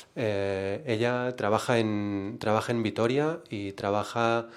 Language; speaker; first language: Spanish; non-native, local second language; Catalan